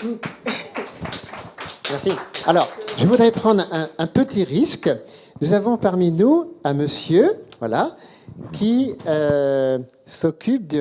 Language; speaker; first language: French; native; French